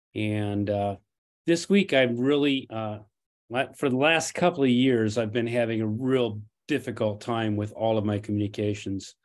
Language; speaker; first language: English; non-native, fluent; Portuguese